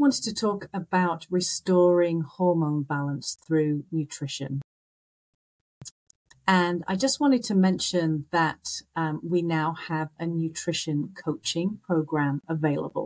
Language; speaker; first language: English; native; English